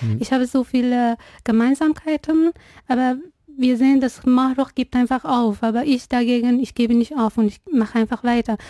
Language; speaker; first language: German; non-native, fluent; Persian